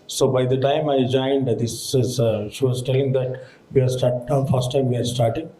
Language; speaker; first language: English; non-native, local second language; Telugu